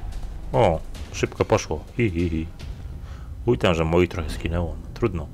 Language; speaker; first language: Polish; native; Polish